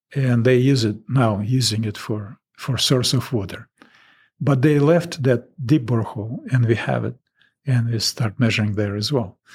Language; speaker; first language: English; non-native, fluent; Russian